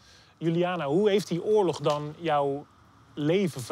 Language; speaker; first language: Dutch; native; Dutch